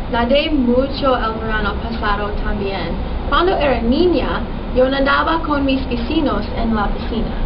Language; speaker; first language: Spanish; non-native, learner; English